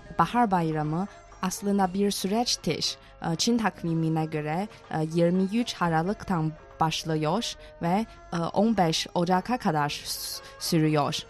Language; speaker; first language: Turkish; non-native, fluent; Chinese